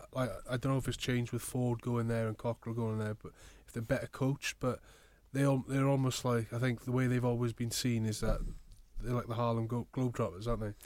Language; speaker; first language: English; native; English